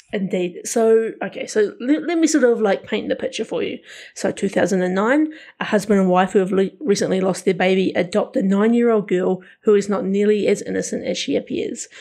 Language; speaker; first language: English; native; English